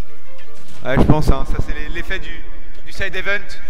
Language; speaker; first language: French; native; French